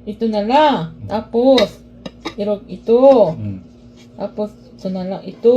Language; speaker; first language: Filipino; non-native, learner; Korean